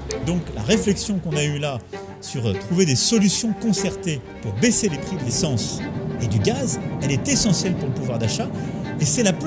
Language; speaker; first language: French; native; French